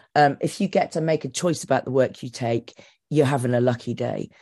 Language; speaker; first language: English; native; English